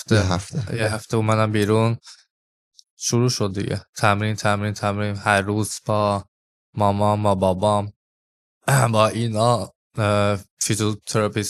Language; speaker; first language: Persian; early bilingual, heritage; English